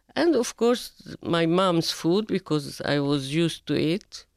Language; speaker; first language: English; non-native, fluent; Arabic